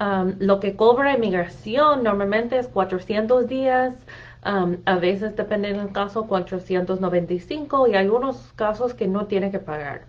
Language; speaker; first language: Spanish; non-native, fluent; English